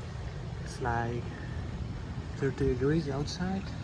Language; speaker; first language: English; non-native, learner; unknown